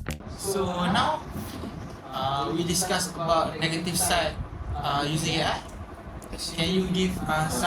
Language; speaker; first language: English; non-native, learner; Malay